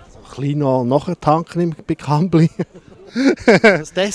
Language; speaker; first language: German; native; German